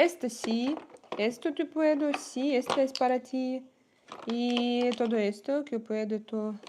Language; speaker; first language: Spanish; non-native, learner; Russian